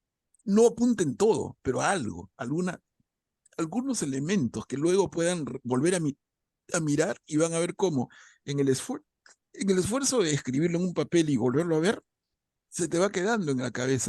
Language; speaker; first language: Spanish; native; Spanish